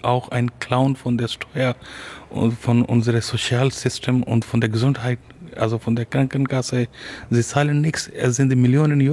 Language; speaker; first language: German; non-native, learner; Urdu